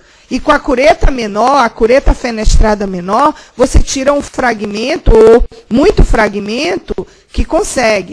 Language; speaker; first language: Portuguese; native; Portuguese